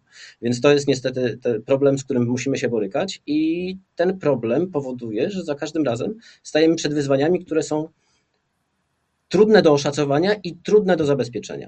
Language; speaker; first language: Polish; native; Polish